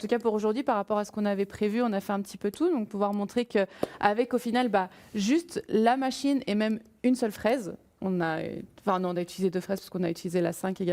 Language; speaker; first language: French; native; French